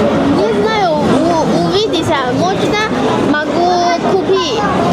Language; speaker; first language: Russian; non-native, learner; Chinese